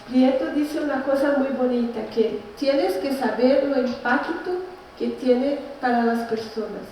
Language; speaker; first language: Spanish; non-native, learner; Portuguese